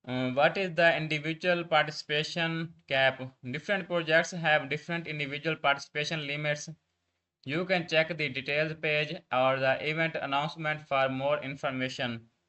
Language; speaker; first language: English; non-native, learner; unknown